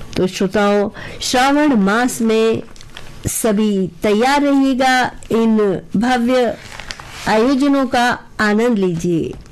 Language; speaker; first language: Hindi; native; Hindi